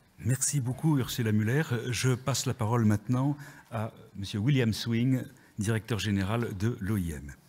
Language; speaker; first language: French; native; French